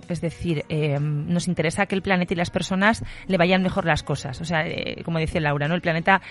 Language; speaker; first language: Spanish; native; Spanish